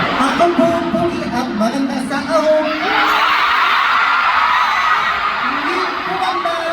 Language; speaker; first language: Filipino; non-native, learner; Korean